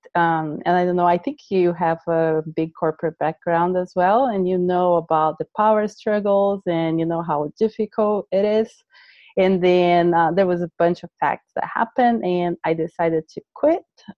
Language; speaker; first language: English; non-native, fluent; Portuguese